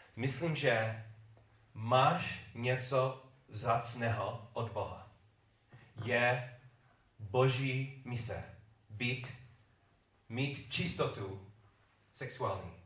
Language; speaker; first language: Czech; non-native, learner; English